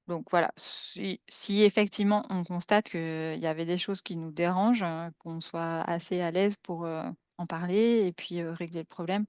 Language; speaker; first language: French; native; French